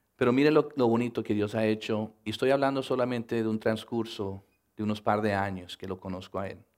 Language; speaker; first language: Spanish; early bilingual, heritage; Spanish